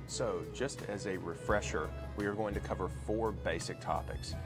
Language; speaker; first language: English; native; English